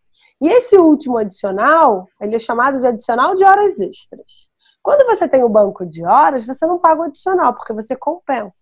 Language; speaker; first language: Portuguese; native; Portuguese